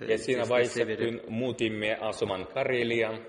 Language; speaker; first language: Finnish; non-native, fluent; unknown